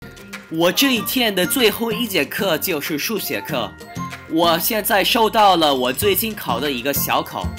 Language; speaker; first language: Chinese; non-native, fluent; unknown